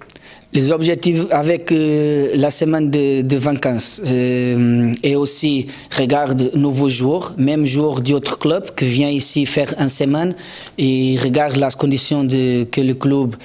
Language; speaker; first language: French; non-native, learner; Portuguese